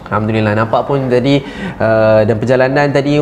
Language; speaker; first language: Malay; native; Malay